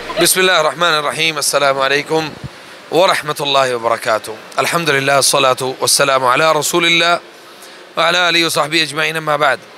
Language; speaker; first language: Urdu; non-native, local second language; Punjabi